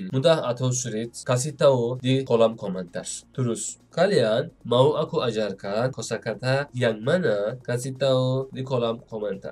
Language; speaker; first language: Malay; non-native, learner; Turkish